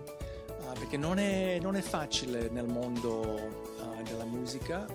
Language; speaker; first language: Italian; non-native, fluent; English